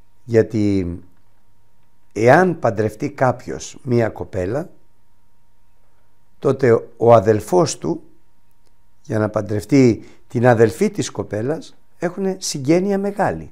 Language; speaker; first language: Greek; native; Greek